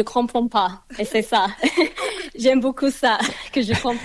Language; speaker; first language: French; non-native, learner; English